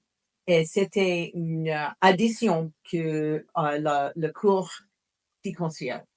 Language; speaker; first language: French; non-native, fluent; English